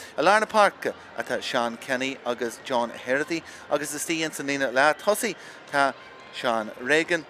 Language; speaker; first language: Irish; native; Irish